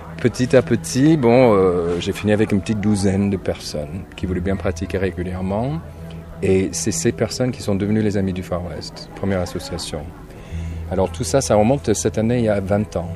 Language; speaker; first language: French; non-native, fluent; English